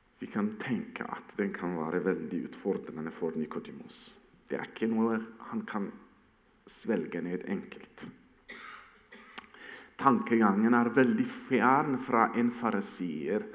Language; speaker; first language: Norwegian; non-native, fluent; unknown